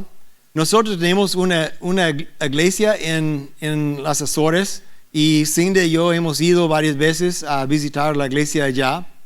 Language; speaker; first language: Spanish; non-native, learner; English